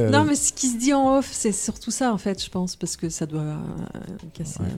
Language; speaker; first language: French; native; French